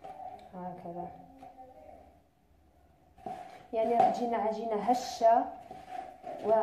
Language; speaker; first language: Arabic; native; Arabic